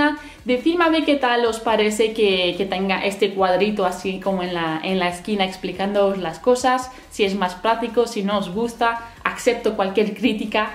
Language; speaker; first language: Spanish; native; Spanish